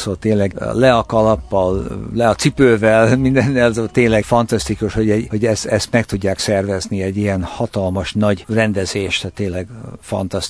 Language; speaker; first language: Hungarian; early bilingual, heritage; Hungarian